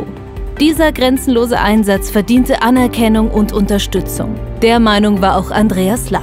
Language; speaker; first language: German; native; German